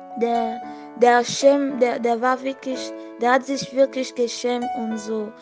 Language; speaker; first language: German; non-native, fluent; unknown